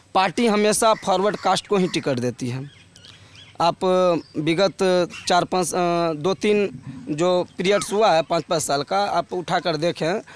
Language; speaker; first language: Hindi; native; Hindi